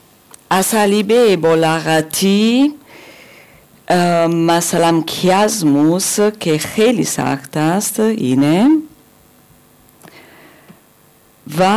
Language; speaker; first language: Persian; non-native, learner; German